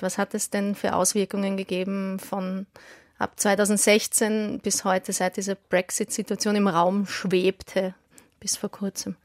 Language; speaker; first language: German; native; German